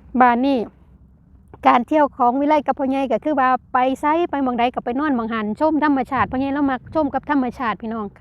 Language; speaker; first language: Thai; non-native, local second language; Lao